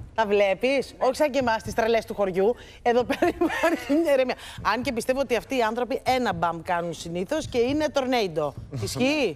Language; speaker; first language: Greek; native; Greek